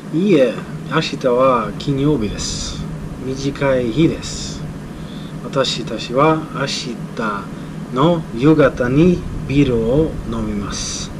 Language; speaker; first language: Japanese; non-native, learner; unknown